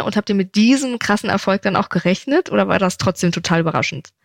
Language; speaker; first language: German; native; German